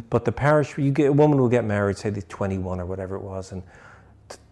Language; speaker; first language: English; native; English